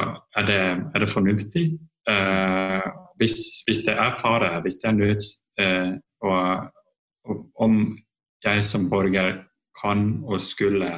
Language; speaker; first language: Norwegian; non-native, fluent; Estonian